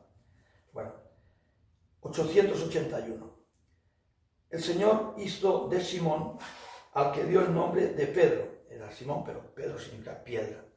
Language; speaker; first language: Spanish; native; Spanish